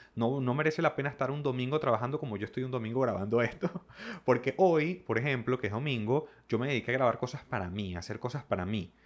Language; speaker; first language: Spanish; native; Spanish